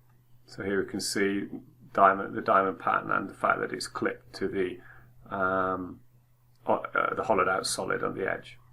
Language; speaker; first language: English; native; English